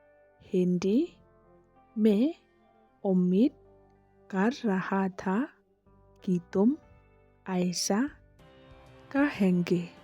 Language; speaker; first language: Hindi; non-native, local second language; Khasi